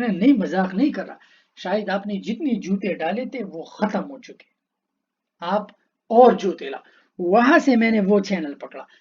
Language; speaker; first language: Urdu; non-native, local second language; Pashto